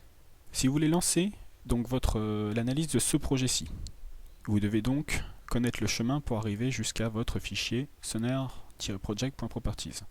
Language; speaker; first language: French; native; French